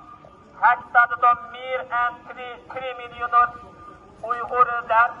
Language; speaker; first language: Swedish; non-native, learner; Uyghur